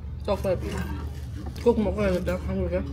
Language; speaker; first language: Korean; non-native, learner; German